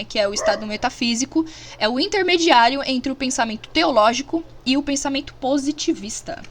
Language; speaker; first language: Portuguese; native; Portuguese